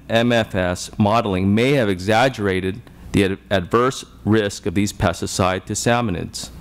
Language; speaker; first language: English; native; English